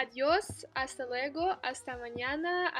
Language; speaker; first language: Spanish; non-native, learner; Russian